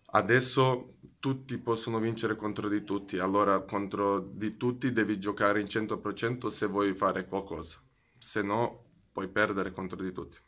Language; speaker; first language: Italian; non-native, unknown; Serbian